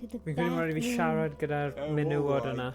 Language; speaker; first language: Welsh; native; Welsh